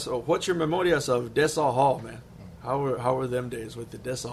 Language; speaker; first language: English; early bilingual, other home language; Spanish